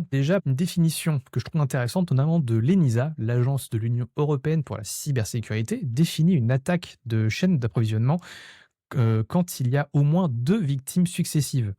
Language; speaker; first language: French; native; French